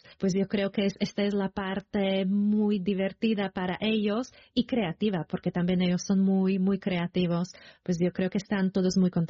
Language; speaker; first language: Spanish; non-native, fluent; Slovak